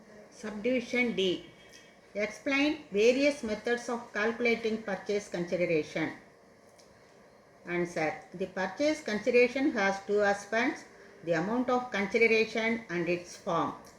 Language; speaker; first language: English; non-native, local second language; Tamil